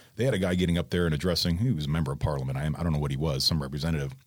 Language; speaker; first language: English; native; English